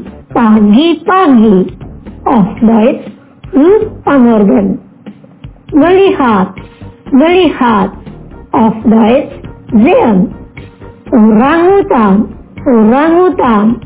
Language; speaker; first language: German; non-native, learner; Indonesian